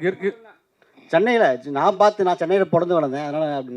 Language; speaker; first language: Tamil; native; Tamil